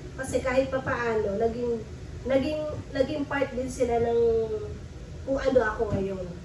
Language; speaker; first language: Filipino; native; Filipino